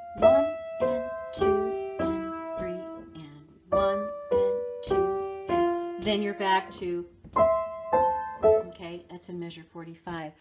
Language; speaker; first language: English; native; English